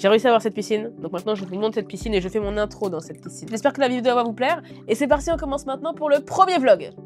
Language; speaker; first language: French; native; French